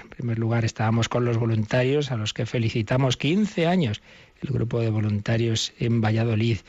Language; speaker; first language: Spanish; native; Spanish